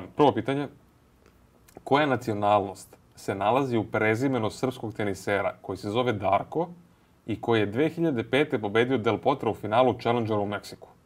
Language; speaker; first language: Serbian; native; Serbian